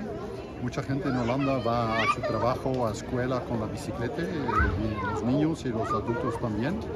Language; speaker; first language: Spanish; non-native, fluent; Dutch